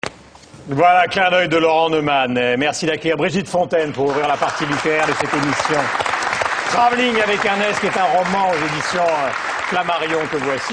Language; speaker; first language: French; native; French